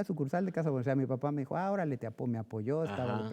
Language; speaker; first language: Spanish; native; Spanish